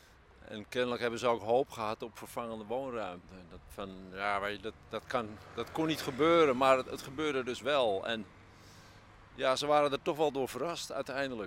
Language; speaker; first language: Dutch; native; Dutch